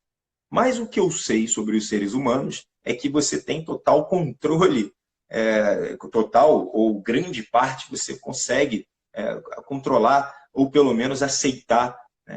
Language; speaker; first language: Portuguese; native; Portuguese